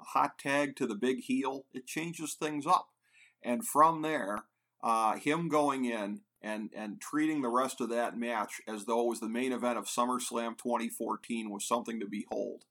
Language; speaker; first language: English; native; English